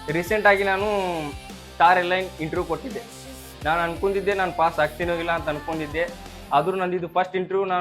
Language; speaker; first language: Kannada; native; Kannada